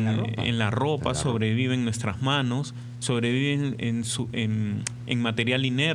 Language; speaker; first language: Spanish; native; Spanish